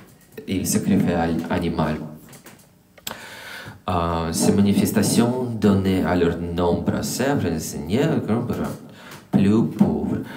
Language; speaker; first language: French; non-native, learner; English